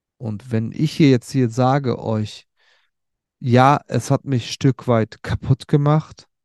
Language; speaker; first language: German; early bilingual, other home language; Turkish